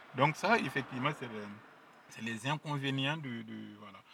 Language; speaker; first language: French; non-native, local second language; Mossi